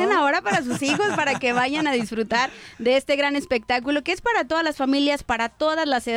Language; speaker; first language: Spanish; native; Spanish